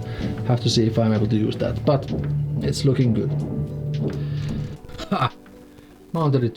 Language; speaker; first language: English; non-native, fluent; Finnish